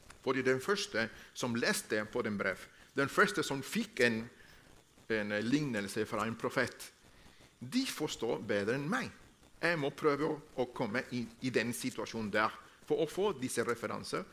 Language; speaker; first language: Norwegian; non-native, fluent; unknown